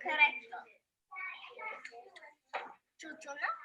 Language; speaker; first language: Spanish; non-native, learner; English